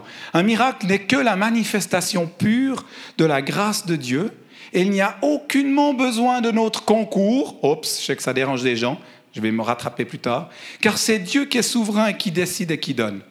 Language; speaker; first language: French; native; French